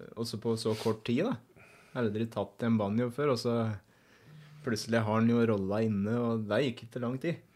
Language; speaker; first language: Norwegian; native; Norwegian